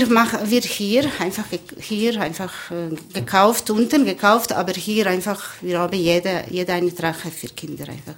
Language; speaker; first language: German; non-native, learner; Bosnian